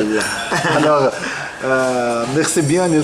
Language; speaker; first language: French; non-native, local second language; Arabic